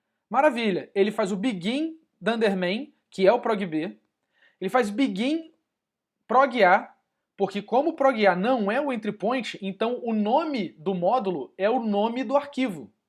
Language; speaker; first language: Portuguese; native; Portuguese